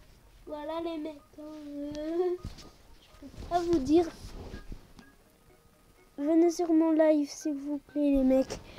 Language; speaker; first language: French; native; French